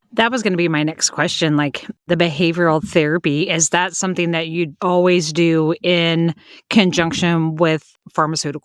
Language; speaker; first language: English; native; English